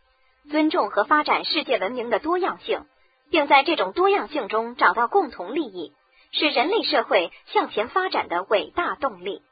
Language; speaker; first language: Chinese; native; Chinese